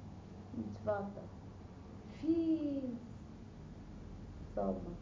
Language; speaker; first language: Dutch; non-native, learner; Arabic